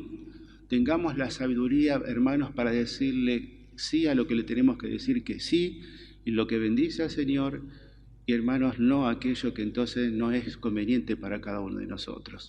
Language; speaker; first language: Spanish; native; Spanish